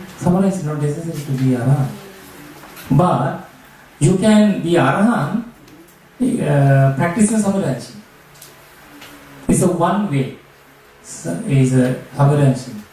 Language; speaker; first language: English; non-native, learner; Sinhala